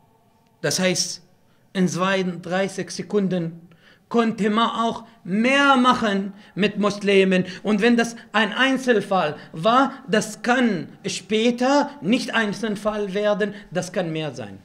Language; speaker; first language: German; non-native, fluent; Arabic